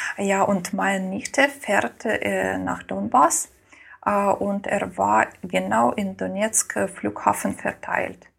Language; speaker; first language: German; non-native, learner; Ukrainian